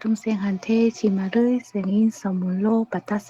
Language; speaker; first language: Korean; non-native, learner; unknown